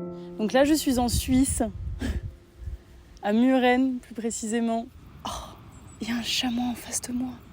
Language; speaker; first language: French; native; French